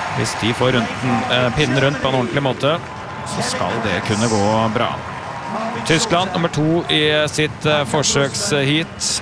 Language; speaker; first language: Norwegian; native; Norwegian